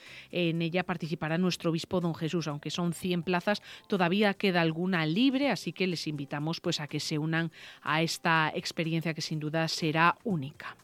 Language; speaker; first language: Spanish; native; Spanish